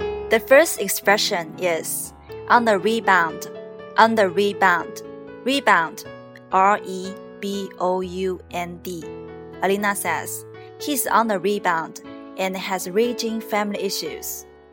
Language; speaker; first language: English; non-native, fluent; Chinese